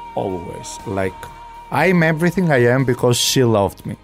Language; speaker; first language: English; non-native, fluent; Greek